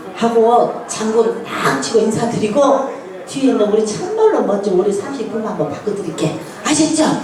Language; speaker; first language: Korean; native; Korean